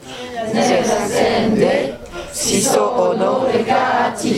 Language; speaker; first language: Italian; non-native, learner; French